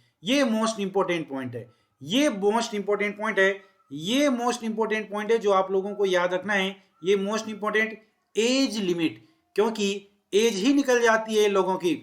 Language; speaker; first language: Hindi; native; Hindi